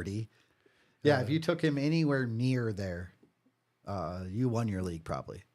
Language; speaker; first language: English; native; English